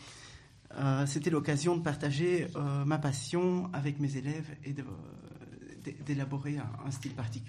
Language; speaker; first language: French; native; French